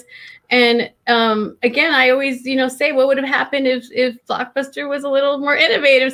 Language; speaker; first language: English; native; English